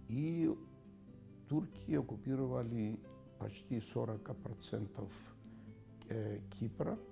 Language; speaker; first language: Russian; non-native, fluent; Greek